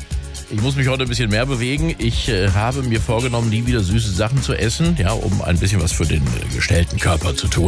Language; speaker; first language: German; native; German